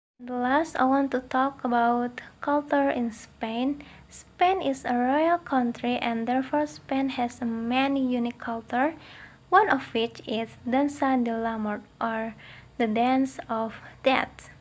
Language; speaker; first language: English; non-native, learner; Indonesian